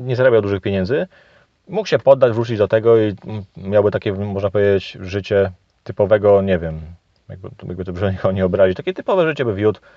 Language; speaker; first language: Polish; native; Polish